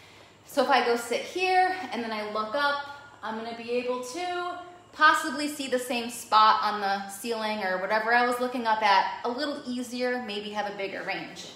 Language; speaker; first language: English; native; English